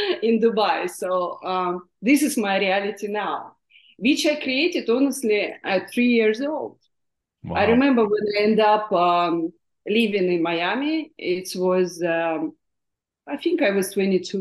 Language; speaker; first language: English; non-native, fluent; Russian